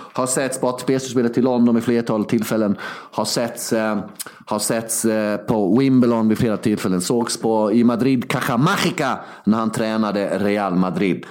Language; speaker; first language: Swedish; early bilingual, other home language; Serbian